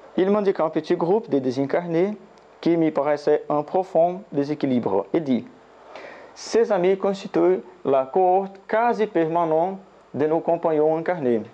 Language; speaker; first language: French; non-native, learner; Portuguese